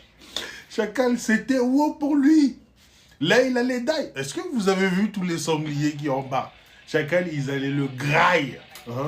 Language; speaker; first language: French; native; French